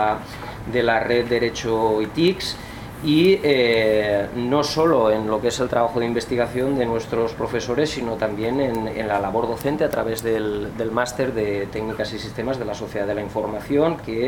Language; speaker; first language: Spanish; native; Spanish